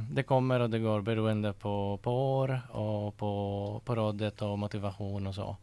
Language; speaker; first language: Swedish; non-native, fluent; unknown